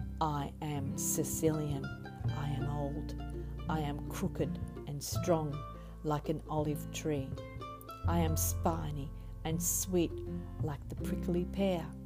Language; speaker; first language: English; native; English